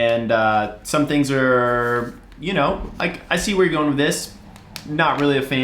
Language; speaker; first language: English; native; English